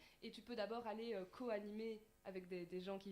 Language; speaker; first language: French; native; French